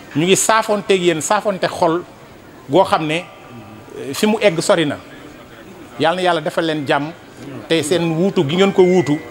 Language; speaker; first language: Wolof; native; Wolof